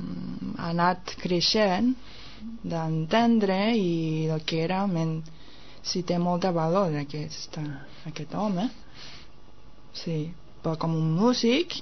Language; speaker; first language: Catalan; non-native, fluent; Japanese